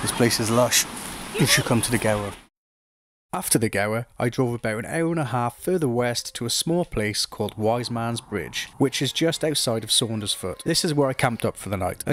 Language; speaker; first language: English; native; English